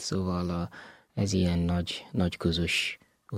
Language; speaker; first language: Hungarian; non-native, fluent; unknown